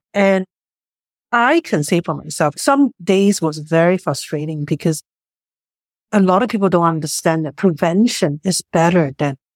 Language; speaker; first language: English; non-native, local second language; Chinese